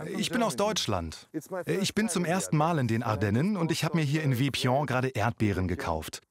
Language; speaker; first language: German; native; German